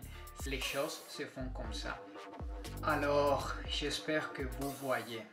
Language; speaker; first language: French; non-native, fluent; Spanish